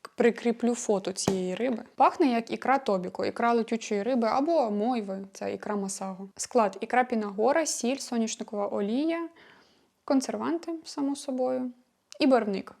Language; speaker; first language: Ukrainian; non-native, local second language; Russian